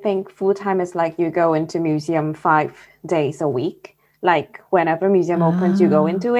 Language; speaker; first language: English; non-native, local second language; Cantonese